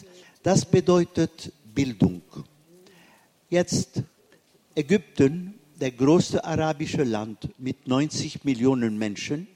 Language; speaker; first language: German; non-native, fluent; Arabic